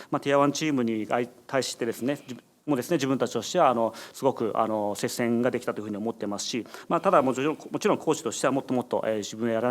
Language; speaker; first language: Japanese; native; Japanese